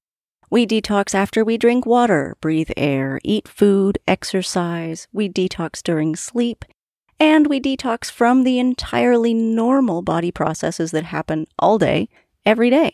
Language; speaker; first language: English; native; English